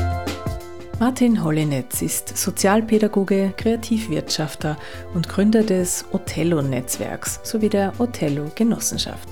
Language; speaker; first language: German; native; German